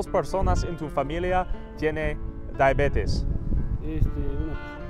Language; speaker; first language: Spanish; non-native, learner; English